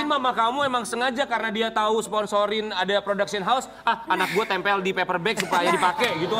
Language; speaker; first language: Indonesian; native; Indonesian